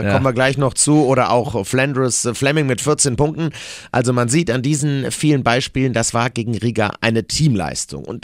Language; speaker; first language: German; native; German